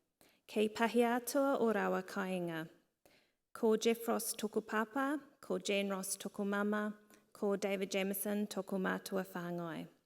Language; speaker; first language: Māori; non-native, local second language; English